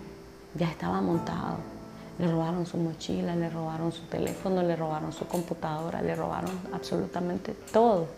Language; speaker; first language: Spanish; native; Spanish